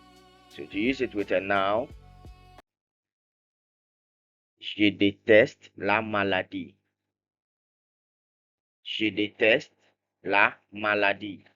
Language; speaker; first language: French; non-native, fluent; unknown